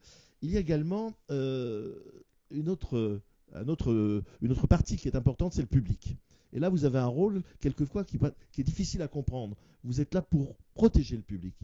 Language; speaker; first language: French; native; French